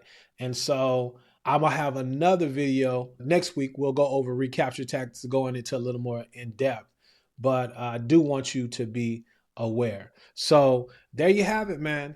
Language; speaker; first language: English; native; English